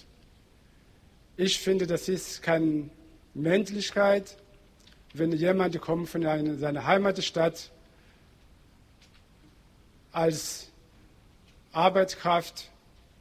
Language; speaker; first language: German; non-native, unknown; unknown